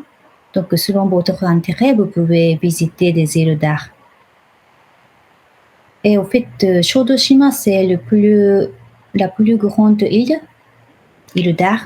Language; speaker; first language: French; non-native, fluent; Japanese